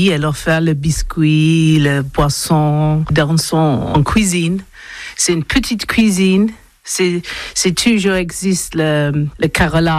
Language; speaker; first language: French; non-native, learner; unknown